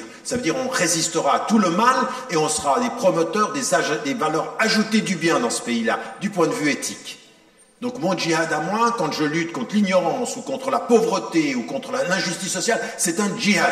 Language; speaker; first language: French; native; French